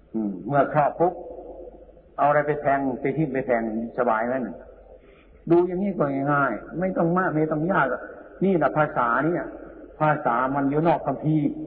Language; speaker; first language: Thai; non-native, local second language; Northeastern Thai